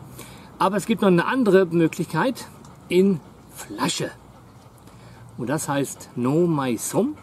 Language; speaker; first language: German; native; German